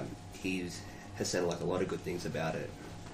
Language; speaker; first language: English; native; English